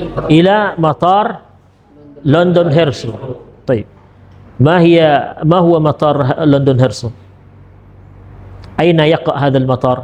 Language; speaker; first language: Arabic; non-native, fluent; Indonesian